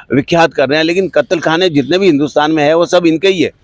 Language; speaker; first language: Hindi; native; Hindi